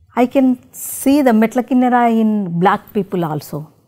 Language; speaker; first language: English; non-native, local second language; Telugu